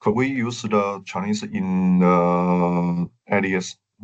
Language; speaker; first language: English; non-native, learner; Chinese